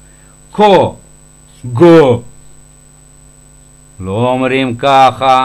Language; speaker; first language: Hebrew; non-native, fluent; Russian